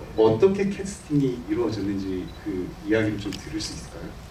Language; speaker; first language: Korean; native; Korean